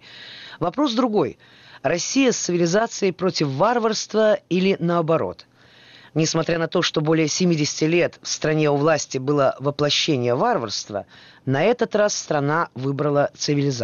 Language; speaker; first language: Russian; native; Russian